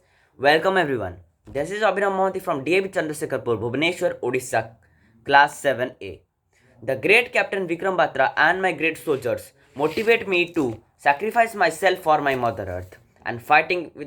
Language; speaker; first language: English; non-native, learner; Odia